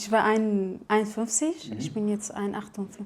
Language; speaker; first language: German; non-native, fluent; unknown